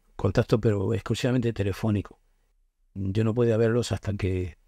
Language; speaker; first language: Spanish; native; Spanish